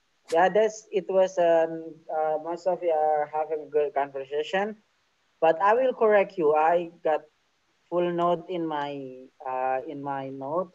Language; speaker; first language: English; non-native, fluent; Indonesian